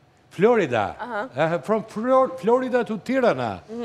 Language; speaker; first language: English; non-native, learner; Albanian